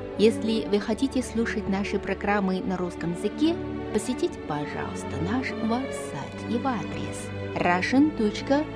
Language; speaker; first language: Russian; non-native, fluent; Chinese